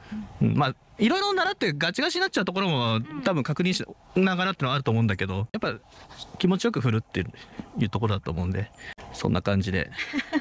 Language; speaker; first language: Japanese; native; Japanese